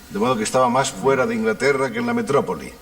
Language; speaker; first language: Spanish; native; Spanish